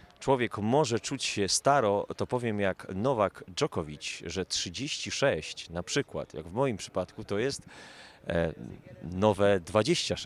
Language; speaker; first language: Polish; native; Polish